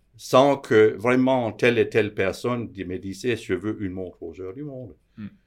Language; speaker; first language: French; non-native, fluent; Danish